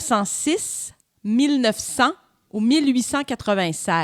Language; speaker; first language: French; native; French